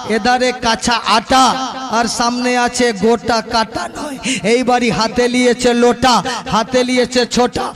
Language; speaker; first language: Bangla; non-native, local second language; Urdu